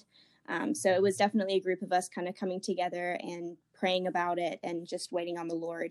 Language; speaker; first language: English; native; English